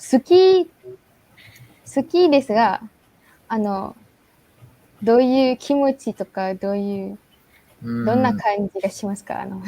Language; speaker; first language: Japanese; non-native, learner; Malay